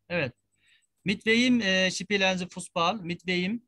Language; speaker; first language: German; non-native, fluent; Turkish